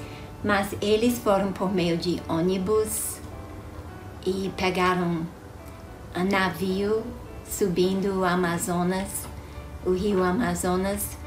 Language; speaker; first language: Portuguese; non-native, fluent; English